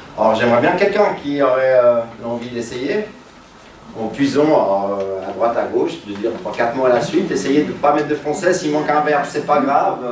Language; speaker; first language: French; native; French